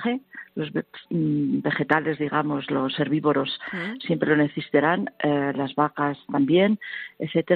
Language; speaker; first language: Spanish; native; Spanish